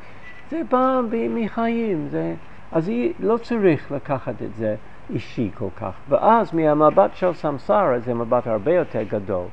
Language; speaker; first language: Hebrew; non-native, fluent; English